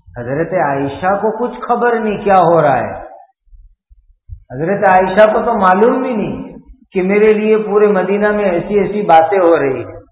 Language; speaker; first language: Urdu; native; Urdu